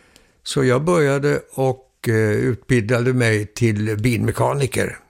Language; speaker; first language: Swedish; early bilingual, heritage; Swedish